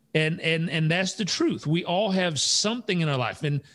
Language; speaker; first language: English; native; English